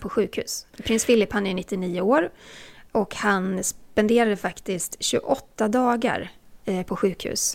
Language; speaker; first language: Swedish; native; Swedish